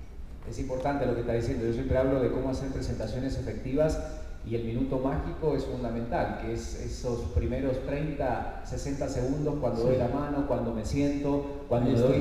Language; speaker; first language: Spanish; native; Spanish